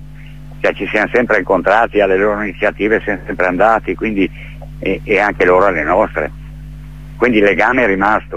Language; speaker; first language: Italian; native; Italian